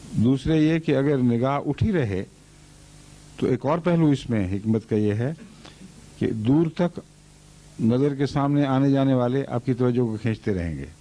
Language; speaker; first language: Urdu; native; Urdu